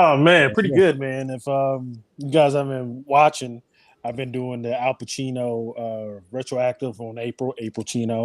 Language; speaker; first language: English; native; English